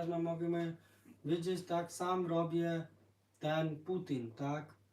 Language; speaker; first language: Polish; non-native, learner; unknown